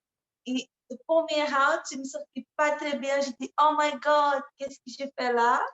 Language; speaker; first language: French; non-native, learner; Portuguese